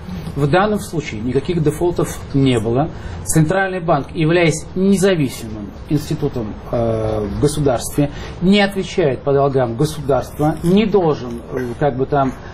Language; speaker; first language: Russian; native; Russian